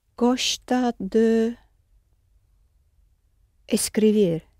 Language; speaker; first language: Portuguese; non-native, learner; English